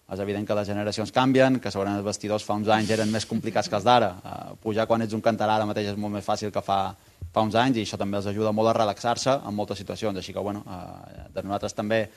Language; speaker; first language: Catalan; native; Catalan